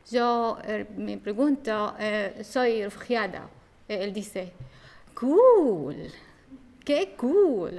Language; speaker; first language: Spanish; non-native, learner; Arabic